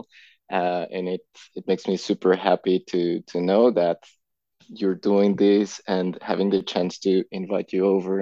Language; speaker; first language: English; non-native, fluent; Spanish